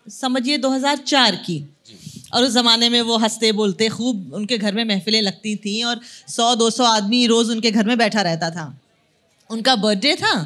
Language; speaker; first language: Hindi; native; Hindi